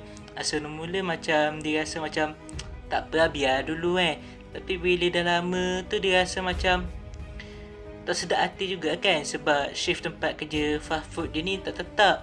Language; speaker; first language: Malay; native; Malay